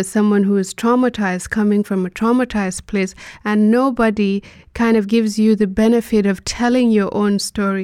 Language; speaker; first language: English; non-native, local second language; Hausa